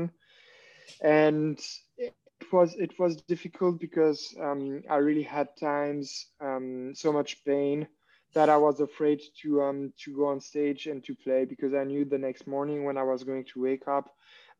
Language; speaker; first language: English; non-native, fluent; French